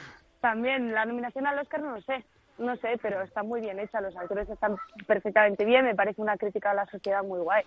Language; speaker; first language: Spanish; native; Spanish